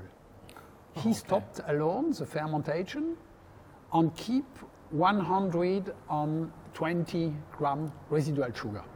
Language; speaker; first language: English; non-native, learner; French